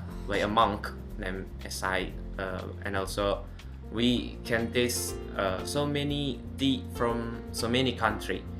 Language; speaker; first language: English; non-native, local second language; Indonesian